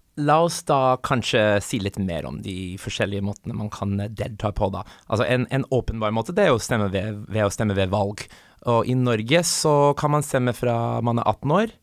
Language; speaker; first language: Norwegian; non-native, fluent; English